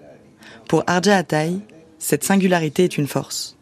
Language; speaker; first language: French; native; French